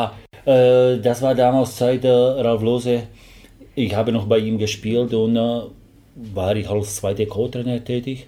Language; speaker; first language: German; non-native, fluent; Slovak